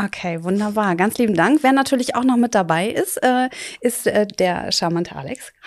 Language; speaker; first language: German; native; German